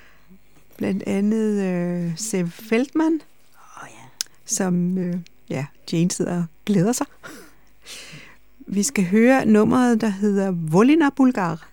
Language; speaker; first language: Danish; native; Danish